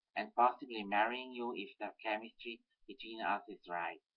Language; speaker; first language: English; non-native, fluent; Swiss German